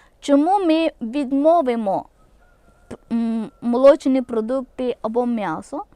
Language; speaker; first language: Ukrainian; non-native, local second language; Malayalam